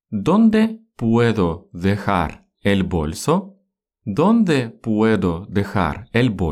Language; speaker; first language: Spanish; non-native, fluent; Russian